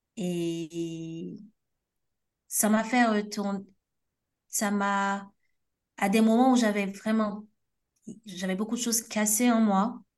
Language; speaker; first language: French; non-native, local second language; Haitian Creole